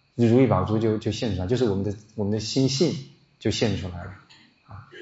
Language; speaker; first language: Chinese; non-native, local second language; Min Nan Chinese